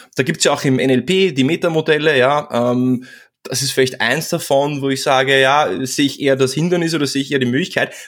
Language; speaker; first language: German; early bilingual, other home language; Czech